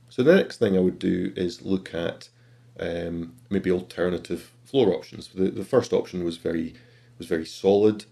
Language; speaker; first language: English; native; English